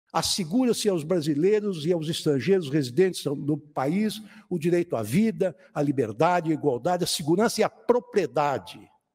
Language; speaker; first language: Portuguese; native; Portuguese